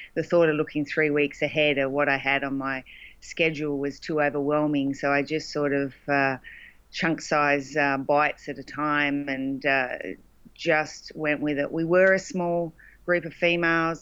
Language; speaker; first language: English; native; English